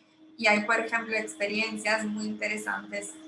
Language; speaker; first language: Spanish; non-native, fluent; Portuguese